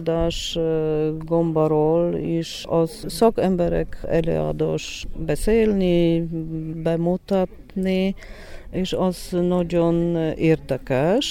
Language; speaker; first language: Hungarian; non-native, learner; Polish